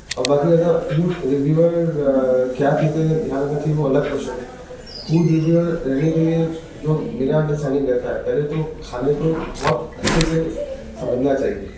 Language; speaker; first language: Hindi; native; Hindi